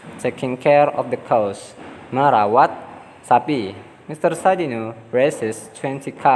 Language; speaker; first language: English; non-native, fluent; Indonesian